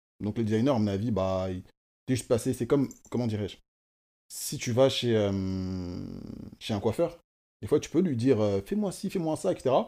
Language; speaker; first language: French; early bilingual, other home language; Kongo